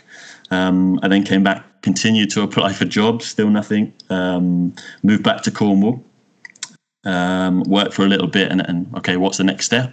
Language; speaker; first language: English; native; English